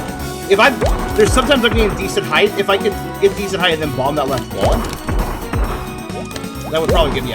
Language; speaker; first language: English; native; English